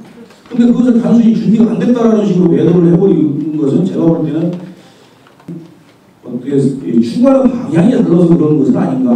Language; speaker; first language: Korean; native; Korean